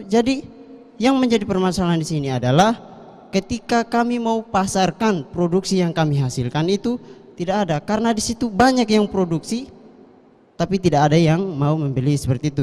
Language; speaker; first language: Indonesian; non-native, local second language; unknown